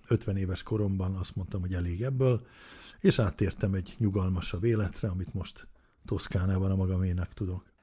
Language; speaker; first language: Hungarian; early bilingual, heritage; Hungarian